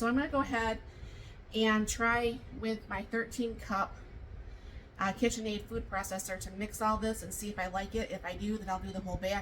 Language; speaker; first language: English; native; English